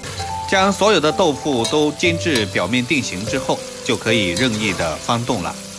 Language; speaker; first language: Chinese; native; Chinese